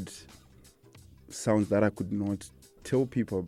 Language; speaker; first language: English; non-native, local second language; Shona